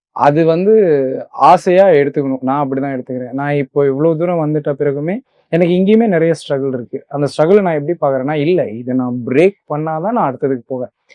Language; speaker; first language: Tamil; native; Tamil